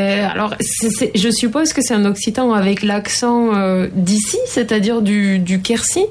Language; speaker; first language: French; native; French